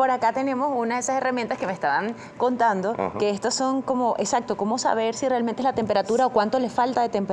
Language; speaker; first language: Spanish; native; Spanish